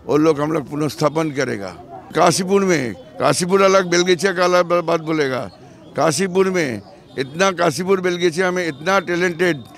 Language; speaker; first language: Hindi; non-native, local second language; Bangla